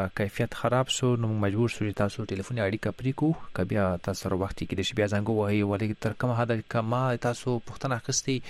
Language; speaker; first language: Pashto; native; Pashto